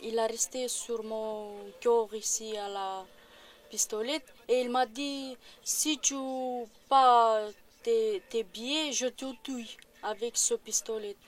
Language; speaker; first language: French; non-native, learner; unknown